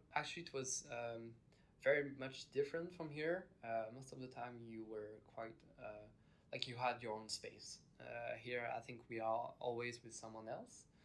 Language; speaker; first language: English; non-native, fluent; French